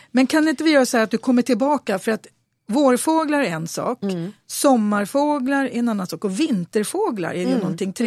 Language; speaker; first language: Swedish; native; Swedish